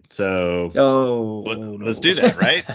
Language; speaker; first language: English; native; English